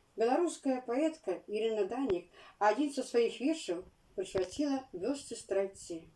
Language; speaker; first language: Belarusian; native; Belarusian